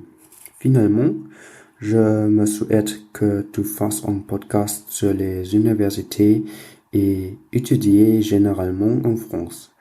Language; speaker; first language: French; non-native, learner; German